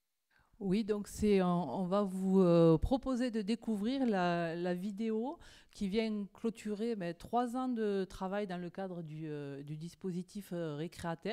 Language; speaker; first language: French; native; French